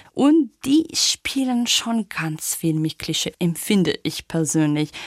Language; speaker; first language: German; non-native, fluent; Italian